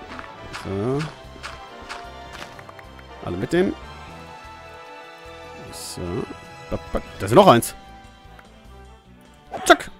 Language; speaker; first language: German; native; German